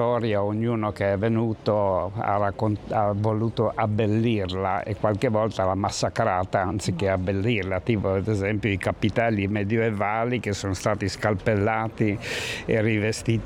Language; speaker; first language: Italian; native; Italian